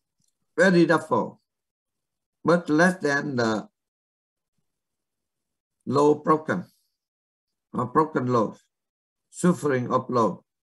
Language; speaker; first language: English; non-native, learner; Vietnamese